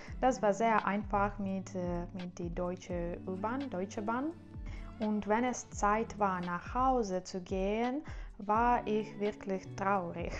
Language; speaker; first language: German; non-native, learner; Ukrainian